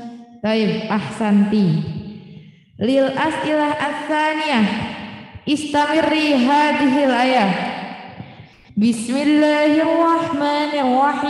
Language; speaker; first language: Arabic; non-native, learner; Indonesian